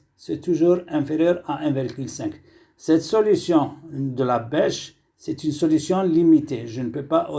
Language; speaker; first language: French; non-native, local second language; Arabic